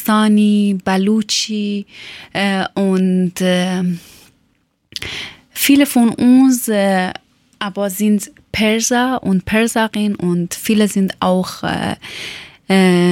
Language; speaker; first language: German; non-native, learner; Persian